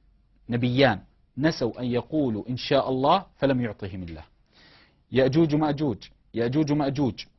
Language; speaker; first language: Arabic; native; Arabic